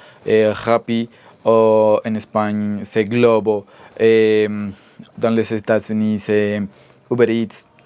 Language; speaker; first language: French; non-native, learner; Spanish